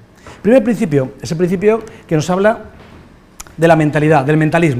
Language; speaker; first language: Spanish; native; Spanish